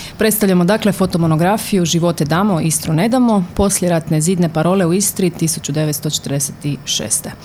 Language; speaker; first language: Croatian; native; Croatian